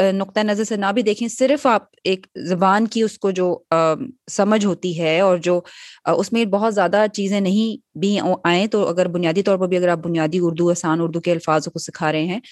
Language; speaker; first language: Urdu; native; Urdu